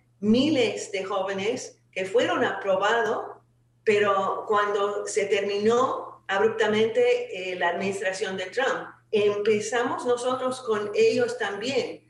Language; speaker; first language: Spanish; non-native, fluent; English